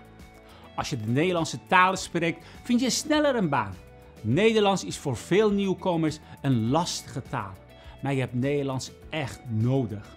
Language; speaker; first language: Dutch; non-native, fluent; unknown